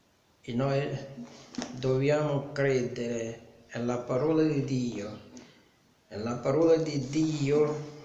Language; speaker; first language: Italian; non-native, learner; Portuguese